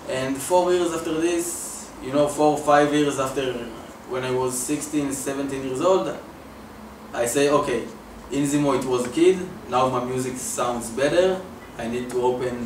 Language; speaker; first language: English; non-native, learner; Hebrew